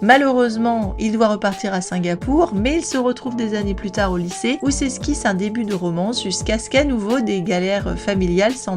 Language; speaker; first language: French; native; French